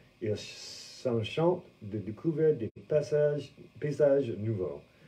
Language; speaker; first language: French; non-native, fluent; English